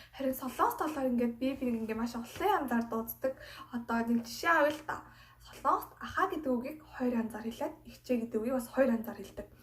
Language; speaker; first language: Mongolian; non-native, fluent; Korean